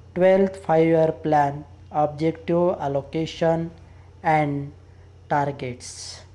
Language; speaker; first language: English; non-native, local second language; Marathi